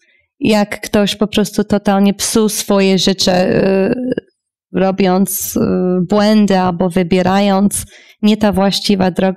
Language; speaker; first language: Polish; non-native, fluent; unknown